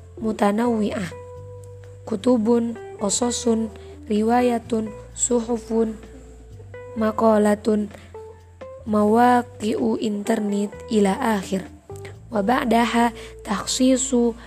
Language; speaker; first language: Arabic; non-native, learner; Malay